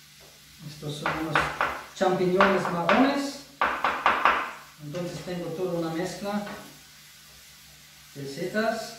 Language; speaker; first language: Spanish; non-native, fluent; German